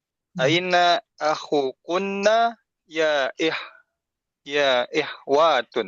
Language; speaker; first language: Arabic; non-native, learner; Indonesian